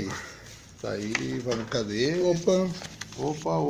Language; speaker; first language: Portuguese; native; Portuguese